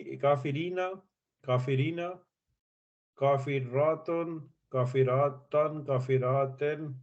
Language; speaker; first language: Arabic; non-native, learner; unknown